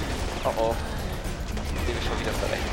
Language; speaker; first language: German; native; German